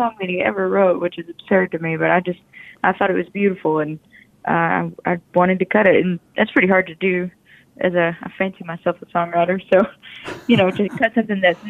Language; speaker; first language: English; native; English